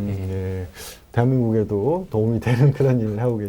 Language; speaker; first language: Korean; native; Korean